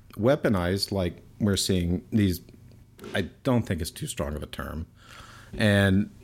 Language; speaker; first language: English; native; English